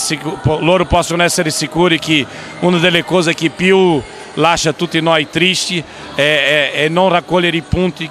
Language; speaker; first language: Italian; non-native, fluent; Portuguese